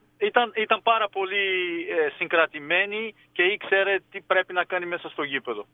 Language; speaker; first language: Greek; non-native, fluent; Portuguese